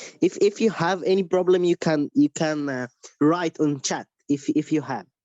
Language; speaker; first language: English; non-native, learner; Spanish